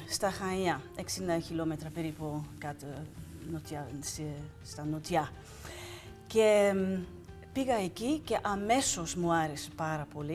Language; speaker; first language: Greek; non-native, fluent; Dutch